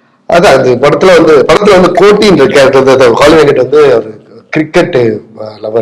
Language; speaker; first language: Tamil; native; Tamil